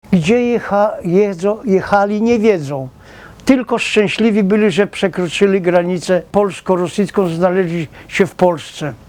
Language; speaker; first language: Polish; native; Polish